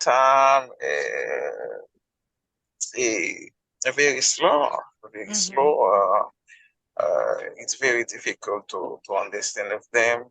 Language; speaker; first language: English; non-native, learner; Haitian Creole